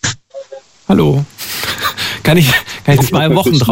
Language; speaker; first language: German; native; German